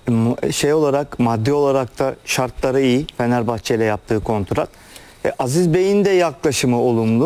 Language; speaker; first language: Turkish; native; Turkish